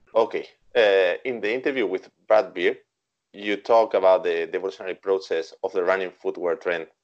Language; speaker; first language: English; non-native, fluent; Spanish